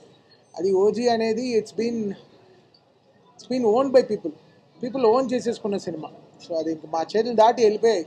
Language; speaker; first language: Telugu; native; Telugu